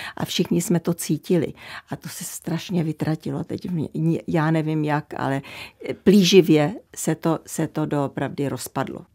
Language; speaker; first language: Czech; early bilingual, heritage; Czech